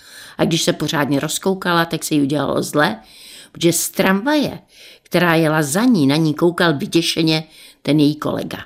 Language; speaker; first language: Czech; native; Czech